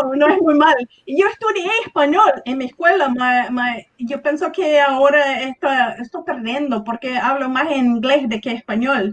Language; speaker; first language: Spanish; non-native, learner; Portuguese